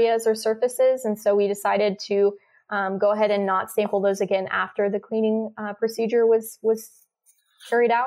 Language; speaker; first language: English; native; English